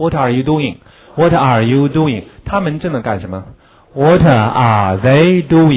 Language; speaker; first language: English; non-native, fluent; Chinese